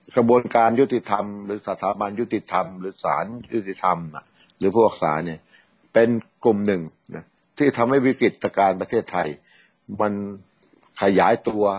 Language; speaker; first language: Thai; native; Thai